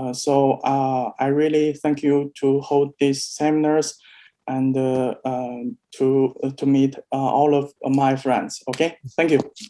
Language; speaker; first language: English; non-native, learner; Chinese